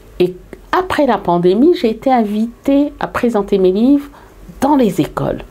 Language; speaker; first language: French; early bilingual, heritage; French